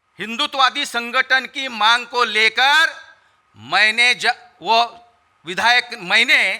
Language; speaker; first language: Hindi; non-native, local second language; Marathi